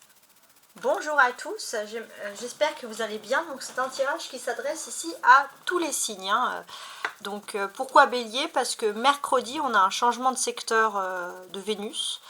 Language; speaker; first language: French; native; French